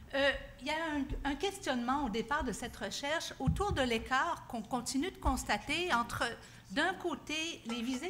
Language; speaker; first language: French; native; French